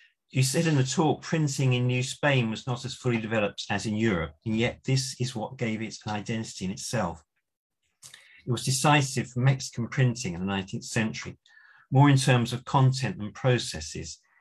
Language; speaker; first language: English; native; English